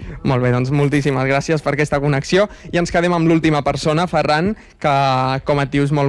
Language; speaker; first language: Catalan; native; Catalan